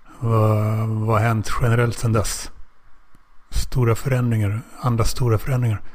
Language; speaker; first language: Swedish; native; Swedish